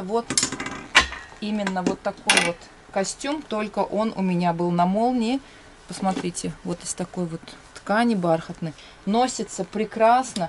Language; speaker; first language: Russian; native; Russian